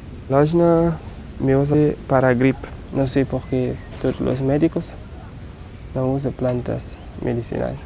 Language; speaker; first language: Portuguese; non-native, local second language; Kabuverdianu